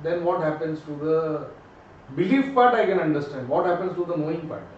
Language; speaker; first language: English; non-native, local second language; Gujarati